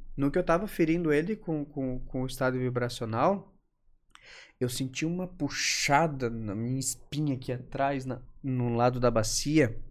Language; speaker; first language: Portuguese; native; Portuguese